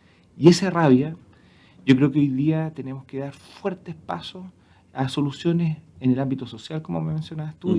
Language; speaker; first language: Spanish; native; Spanish